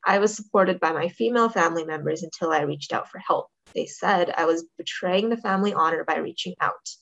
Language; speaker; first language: English; native; English